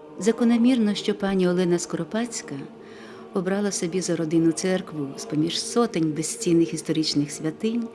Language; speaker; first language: Ukrainian; native; Ukrainian